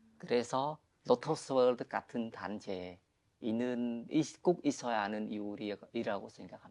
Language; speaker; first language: Korean; non-native, fluent; Khmer